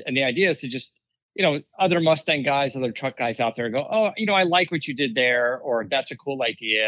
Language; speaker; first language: English; native; English